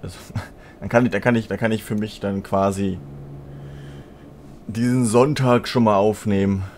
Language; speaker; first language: German; native; German